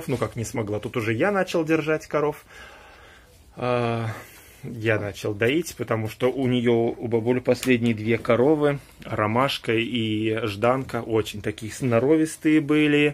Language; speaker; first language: Russian; native; Russian